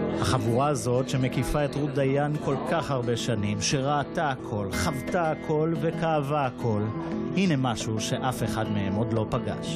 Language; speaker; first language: Hebrew; native; Hebrew